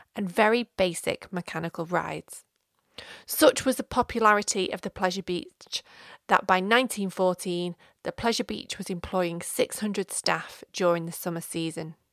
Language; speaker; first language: English; native; English